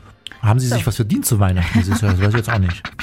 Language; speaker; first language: German; native; German